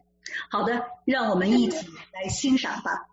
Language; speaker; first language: Chinese; native; Chinese